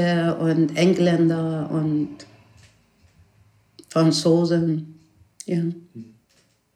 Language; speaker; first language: German; non-native, fluent; Persian